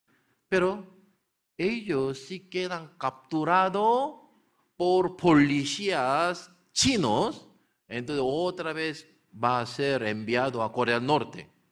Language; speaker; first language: Spanish; non-native, learner; Korean